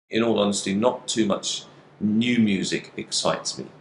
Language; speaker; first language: English; native; English